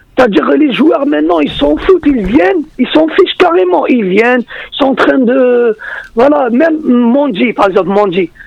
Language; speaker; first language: French; non-native, local second language; Arabic